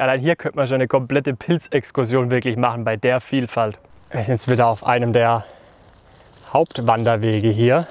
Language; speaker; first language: German; native; German